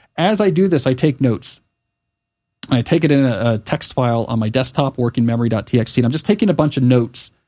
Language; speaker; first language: English; native; English